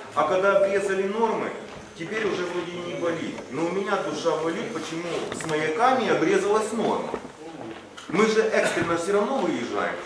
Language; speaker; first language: Russian; non-native, local second language; Ukrainian